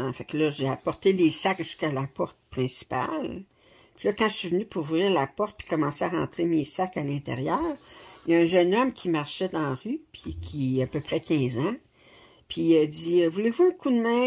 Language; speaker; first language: French; native; French